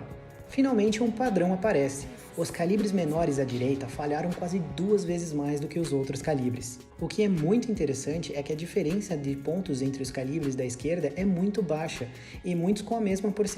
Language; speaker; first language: Portuguese; native; Portuguese